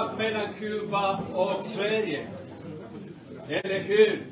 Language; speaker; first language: Swedish; non-native, fluent; Spanish